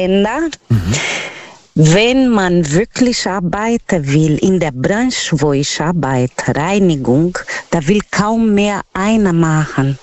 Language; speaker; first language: German; non-native, learner; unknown